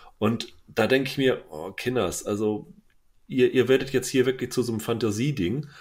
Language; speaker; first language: German; native; German